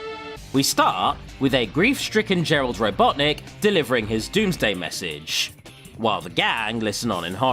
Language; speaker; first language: English; native; English